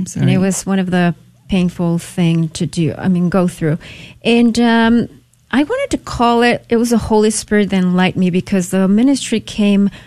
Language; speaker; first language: English; non-native, fluent; Spanish